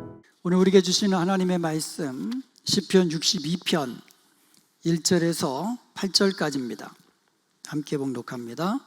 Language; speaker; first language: Korean; native; Korean